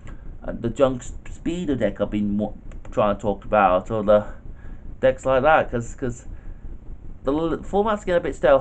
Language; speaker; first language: English; native; English